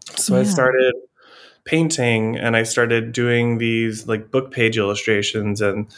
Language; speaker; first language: English; native; English